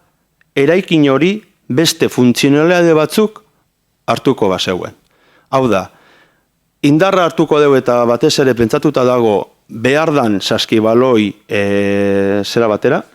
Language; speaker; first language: Basque; native; Basque